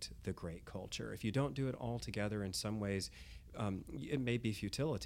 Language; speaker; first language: English; native; English